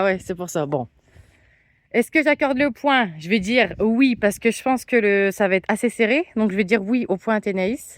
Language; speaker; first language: French; native; French